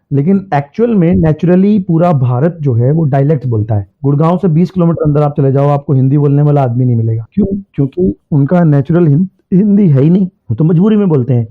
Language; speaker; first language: Hindi; native; Hindi